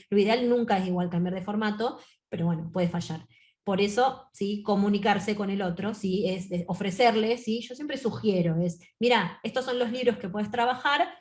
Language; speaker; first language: Spanish; native; Spanish